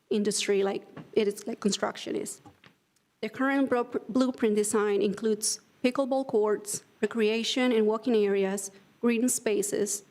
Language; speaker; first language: English; non-native, fluent; Spanish